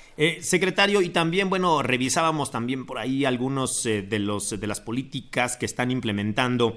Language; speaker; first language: Spanish; native; Spanish